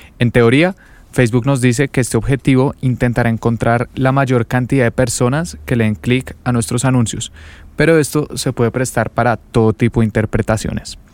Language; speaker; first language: Spanish; native; Spanish